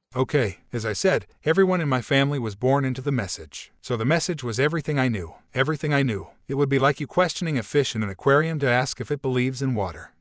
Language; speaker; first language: English; non-native, fluent; Portuguese